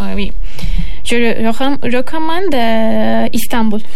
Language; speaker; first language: French; non-native, learner; Turkish